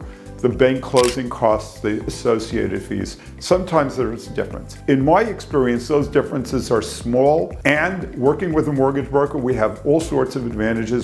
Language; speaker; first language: English; native; English